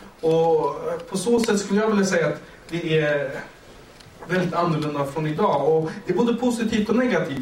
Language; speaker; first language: Swedish; early bilingual, other home language; Kurdish